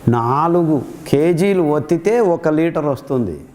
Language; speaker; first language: Telugu; native; Telugu